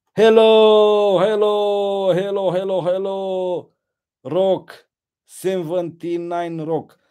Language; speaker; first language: English; non-native, learner; Romanian